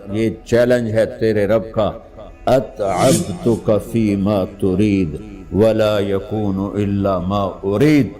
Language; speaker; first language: Urdu; non-native, local second language; Punjabi